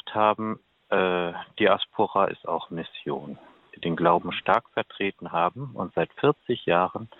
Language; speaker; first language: German; native; German